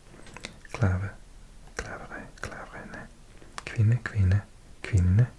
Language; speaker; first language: Danish; non-native, learner; English